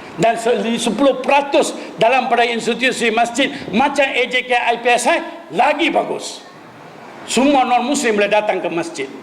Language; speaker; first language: Malay; non-native, local second language; Min Nan Chinese